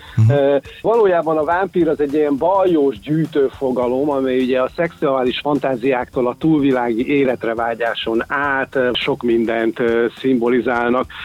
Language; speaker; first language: Hungarian; native; Hungarian